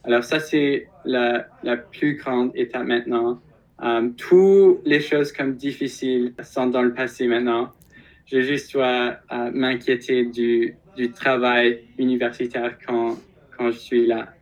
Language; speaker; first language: French; non-native, local second language; English